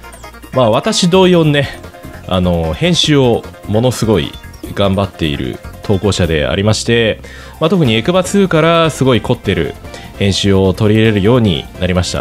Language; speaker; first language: Japanese; native; Japanese